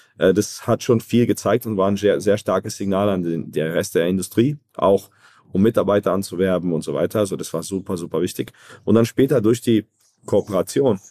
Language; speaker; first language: German; early bilingual, other home language; Croatian